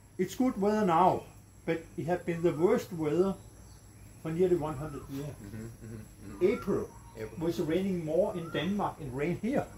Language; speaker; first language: English; non-native, fluent; Danish